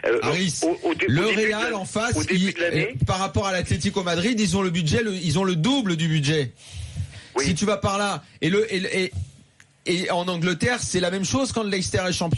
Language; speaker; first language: French; native; French